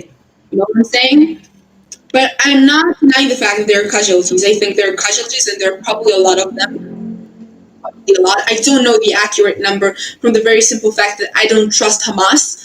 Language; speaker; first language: English; non-native, fluent; Hebrew